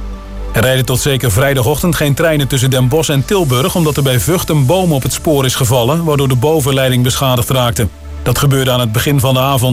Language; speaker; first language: Dutch; native; Dutch